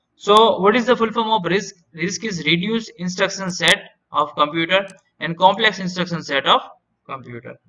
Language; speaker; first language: English; non-native, local second language; Gujarati